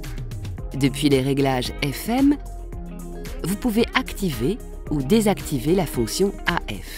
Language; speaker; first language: French; native; French